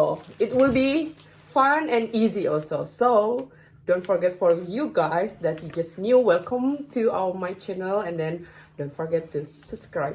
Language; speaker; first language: English; non-native, learner; Indonesian